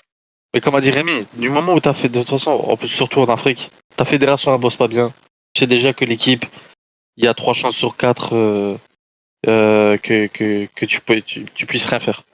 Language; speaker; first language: French; native; French